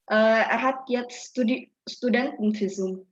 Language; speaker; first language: German; non-native, fluent; Indonesian